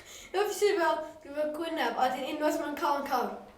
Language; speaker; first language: Welsh; non-native, local second language; English